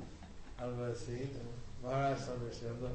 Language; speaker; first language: Spanish; non-native, learner; English